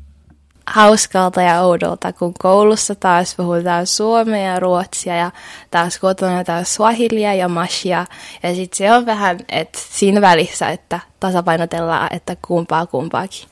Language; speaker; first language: Finnish; early bilingual, other home language; Swahili